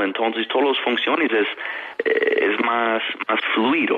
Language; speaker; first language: Spanish; non-native, fluent; English